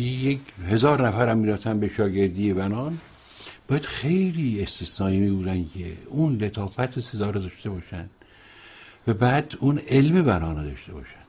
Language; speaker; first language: Persian; native; Persian